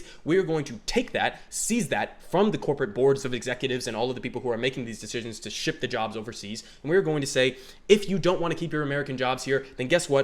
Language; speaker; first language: English; native; English